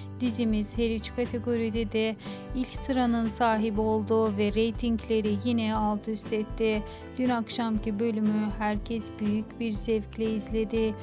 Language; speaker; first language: Turkish; native; Turkish